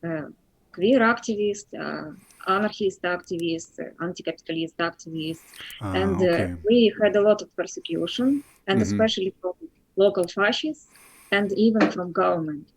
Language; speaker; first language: English; non-native, fluent; Russian